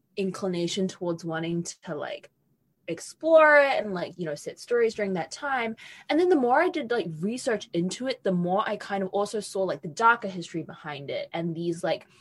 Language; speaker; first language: English; native; English